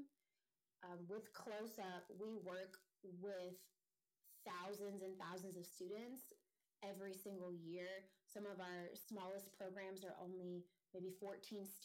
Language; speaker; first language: English; native; English